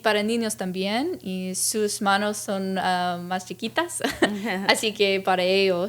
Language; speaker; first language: Spanish; early bilingual, heritage; English